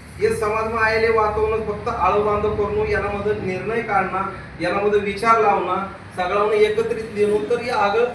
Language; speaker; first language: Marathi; non-native, local second language; Rajasthani